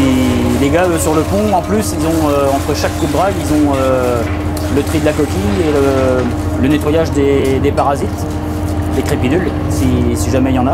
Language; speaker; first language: French; native; French